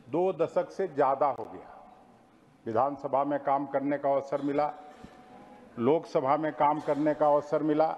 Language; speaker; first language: Hindi; native; Hindi